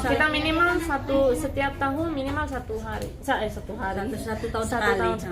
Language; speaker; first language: Indonesian; non-native, fluent; Spanish